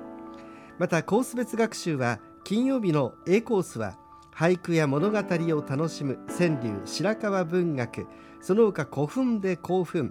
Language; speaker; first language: Japanese; native; Japanese